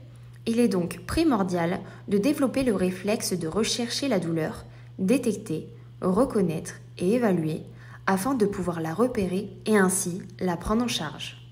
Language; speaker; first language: French; native; French